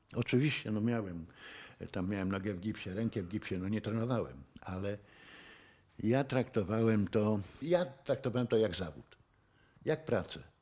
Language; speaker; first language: Polish; native; Polish